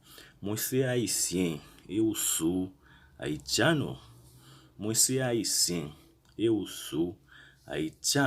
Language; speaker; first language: Portuguese; non-native, learner; Haitian Creole